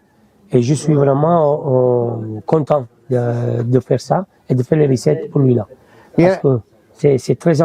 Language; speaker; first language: French; non-native, fluent; Italian